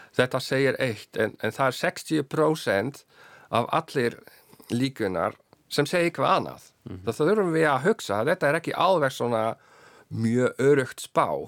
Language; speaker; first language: Icelandic; non-native, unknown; Dutch